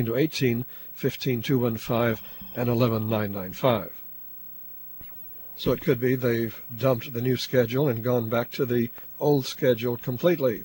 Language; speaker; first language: English; native; English